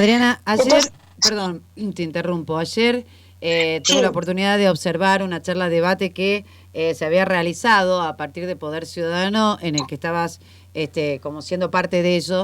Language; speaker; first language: Spanish; native; Spanish